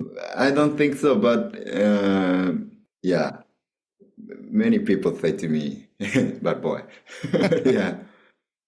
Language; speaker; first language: English; non-native, learner; Japanese